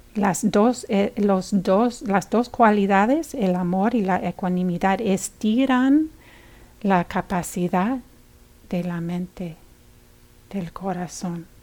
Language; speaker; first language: Spanish; non-native, fluent; English